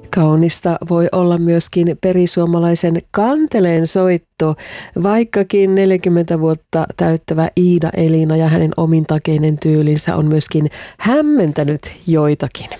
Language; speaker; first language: Finnish; native; Finnish